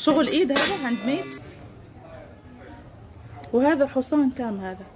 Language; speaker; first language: Arabic; native; Arabic